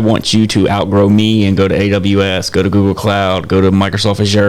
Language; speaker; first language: English; native; English